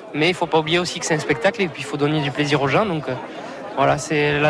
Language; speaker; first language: French; native; French